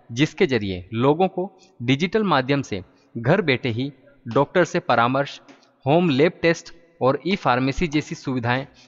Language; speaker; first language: Hindi; native; Hindi